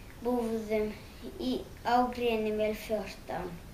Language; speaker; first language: Icelandic; early bilingual, other home language; Russian